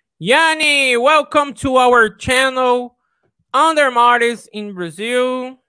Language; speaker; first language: English; non-native, learner; Portuguese